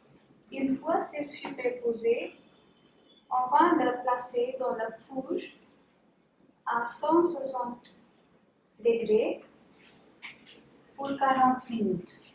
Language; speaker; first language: French; non-native, fluent; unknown